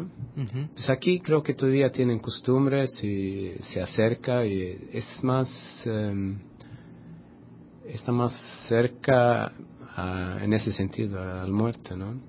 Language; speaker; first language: Spanish; non-native, fluent; Swedish